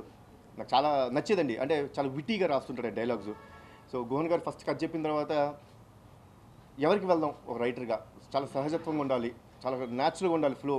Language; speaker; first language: Telugu; native; Telugu